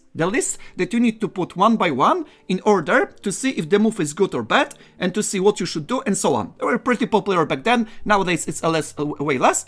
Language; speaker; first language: English; non-native, fluent; Polish